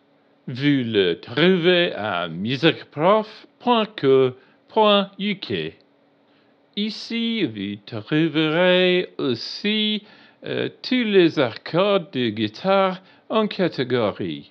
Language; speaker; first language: French; non-native, learner; English